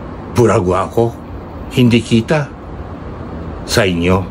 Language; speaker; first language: Filipino; non-native, learner; Japanese